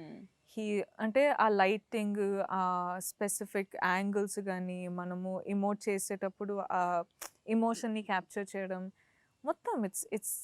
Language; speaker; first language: Telugu; non-native, local second language; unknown